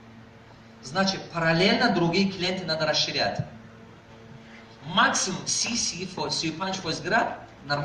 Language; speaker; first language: Russian; non-native, fluent; Tajik